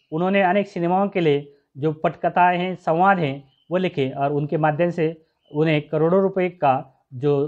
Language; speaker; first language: Hindi; non-native, local second language; Marathi